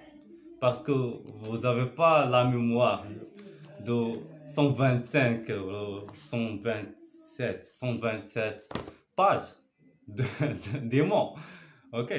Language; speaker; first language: French; non-native, learner; Arabic